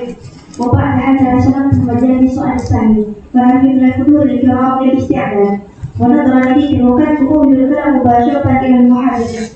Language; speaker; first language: Arabic; non-native, learner; Indonesian